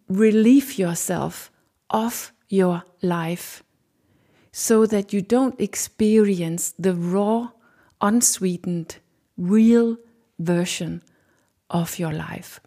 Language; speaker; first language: English; non-native, fluent; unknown